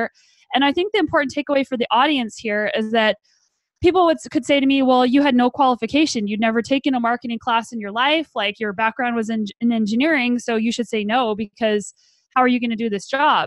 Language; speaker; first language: English; native; English